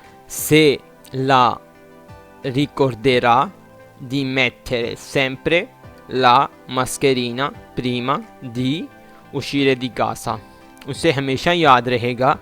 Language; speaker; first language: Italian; non-native, fluent; Urdu